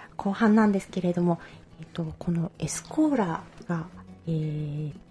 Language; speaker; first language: Japanese; native; Japanese